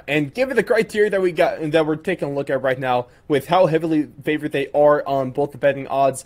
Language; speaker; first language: English; native; English